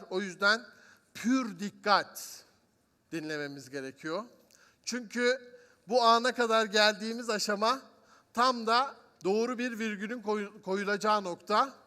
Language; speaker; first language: Turkish; native; Turkish